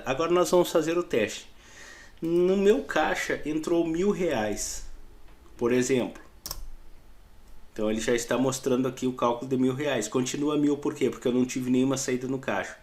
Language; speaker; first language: Portuguese; native; Portuguese